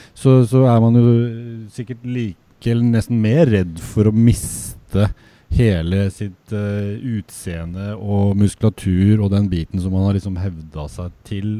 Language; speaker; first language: Norwegian; native; Norwegian